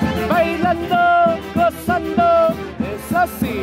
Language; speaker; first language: Spanish; native; Spanish